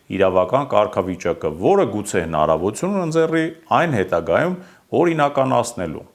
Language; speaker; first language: Armenian; native; Armenian